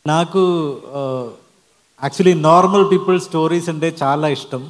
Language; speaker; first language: Telugu; non-native, learner; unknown